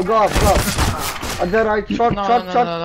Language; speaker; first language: English; non-native, learner; Polish